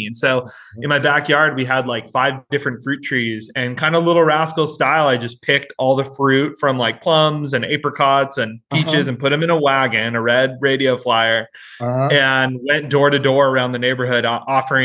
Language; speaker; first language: English; native; English